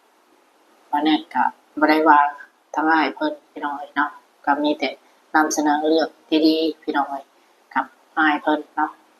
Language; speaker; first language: Thai; non-native, local second language; Lao